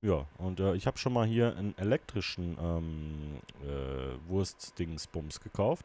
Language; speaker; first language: German; native; German